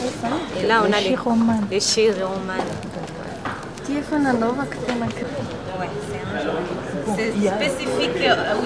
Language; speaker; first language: French; non-native, local second language; Comorian